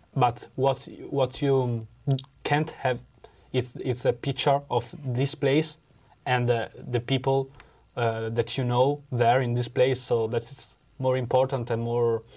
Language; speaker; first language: English; non-native, learner; Italian